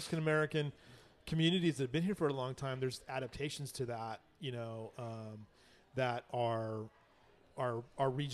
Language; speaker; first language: English; native; English